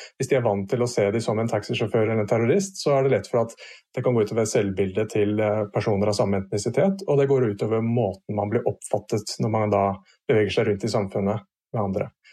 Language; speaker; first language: Norwegian; native; Norwegian